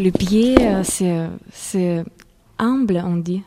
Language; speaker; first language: French; non-native, fluent; Ukrainian